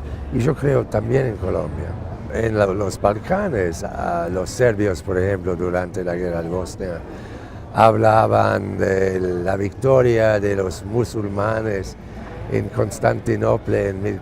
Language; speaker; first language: Spanish; non-native, fluent; English